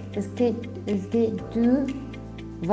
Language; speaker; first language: French; non-native, learner; Spanish